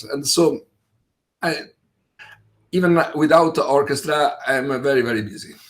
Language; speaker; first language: English; non-native, fluent; Italian